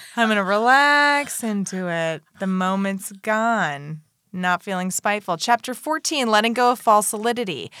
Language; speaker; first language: English; native; English